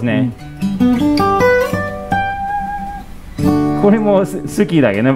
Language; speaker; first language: Japanese; non-native, fluent; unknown